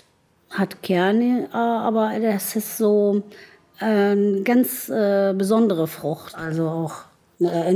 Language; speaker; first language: German; non-native, fluent; Arabic